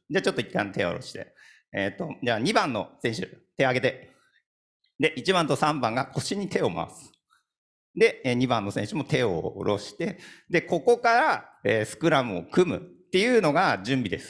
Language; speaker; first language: Japanese; native; Japanese